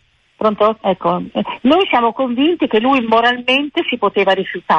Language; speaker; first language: Italian; native; Italian